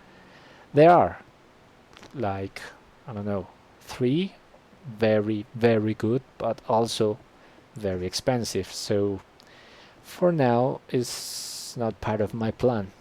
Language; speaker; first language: English; non-native, fluent; Spanish